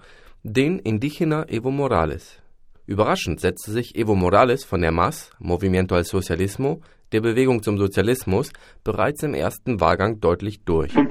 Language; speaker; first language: German; native; German